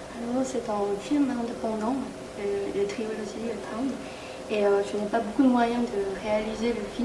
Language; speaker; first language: French; non-native, fluent; Korean